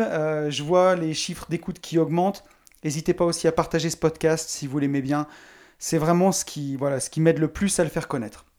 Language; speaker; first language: French; native; French